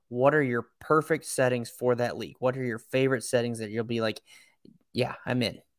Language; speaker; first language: English; native; English